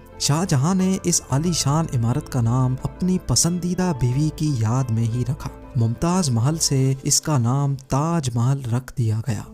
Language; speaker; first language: Urdu; native; Urdu